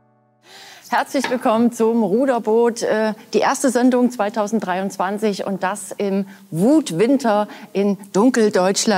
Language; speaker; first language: German; native; German